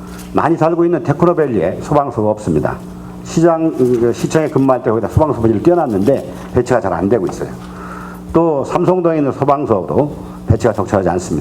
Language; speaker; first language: Korean; native; Korean